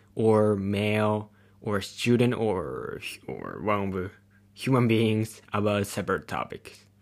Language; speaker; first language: English; non-native, learner; Japanese